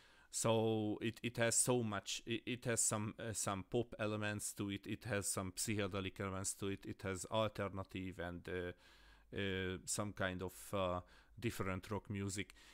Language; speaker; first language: English; non-native, fluent; Hungarian